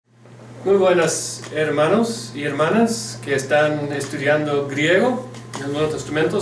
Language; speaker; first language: Spanish; non-native, fluent; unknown